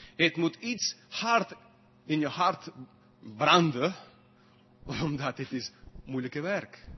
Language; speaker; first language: Dutch; non-native, fluent; English